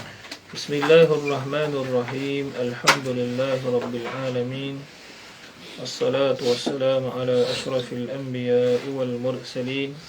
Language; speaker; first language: Arabic; non-native, fluent; Malay